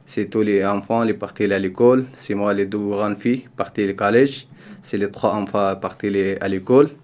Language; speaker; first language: French; non-native, learner; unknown